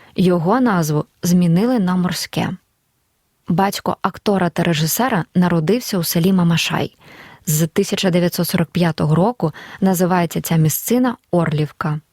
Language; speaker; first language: Ukrainian; native; Ukrainian